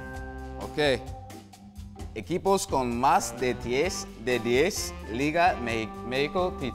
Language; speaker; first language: Spanish; non-native, learner; Dutch